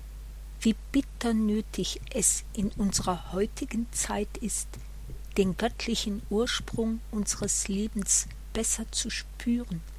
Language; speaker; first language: German; native; German